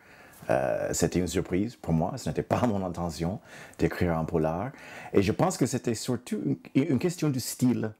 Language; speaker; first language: French; non-native, fluent; English